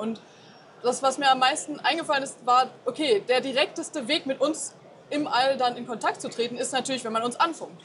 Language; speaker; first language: German; native; German